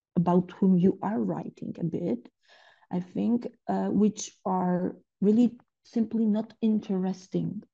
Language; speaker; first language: English; non-native, fluent; Polish